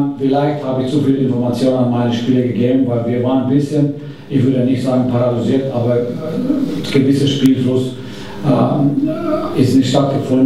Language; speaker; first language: German; non-native, fluent; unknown